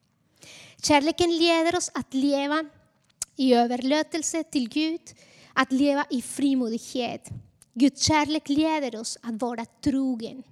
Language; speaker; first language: Swedish; non-native, fluent; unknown